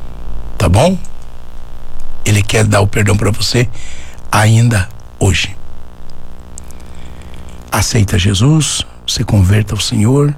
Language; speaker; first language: Portuguese; native; Portuguese